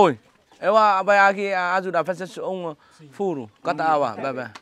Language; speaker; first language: Portuguese; non-native, learner; Vietnamese